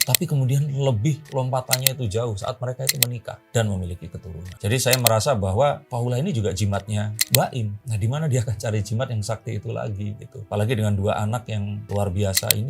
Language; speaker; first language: Indonesian; native; Indonesian